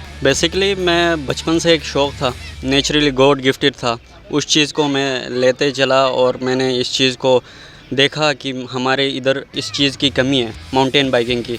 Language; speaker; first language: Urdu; non-native, local second language; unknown